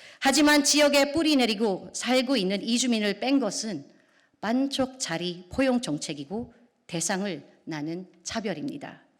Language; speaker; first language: Korean; non-native, fluent; Filipino